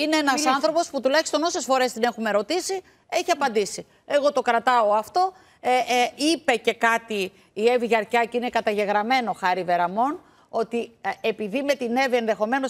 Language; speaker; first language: Greek; native; Greek